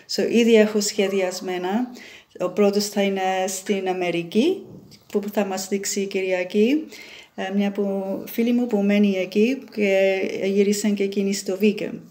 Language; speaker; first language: Greek; early bilingual, heritage; Greek